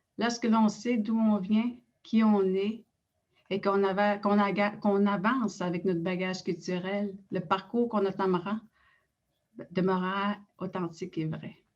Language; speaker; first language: French; non-native, local second language; Innu-aimun